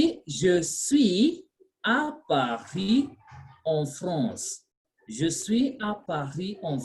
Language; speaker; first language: French; non-native, fluent; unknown